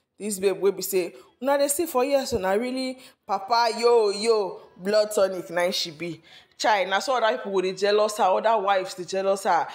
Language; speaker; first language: Nigerian Pidgin; non-native, local second language; Yoruba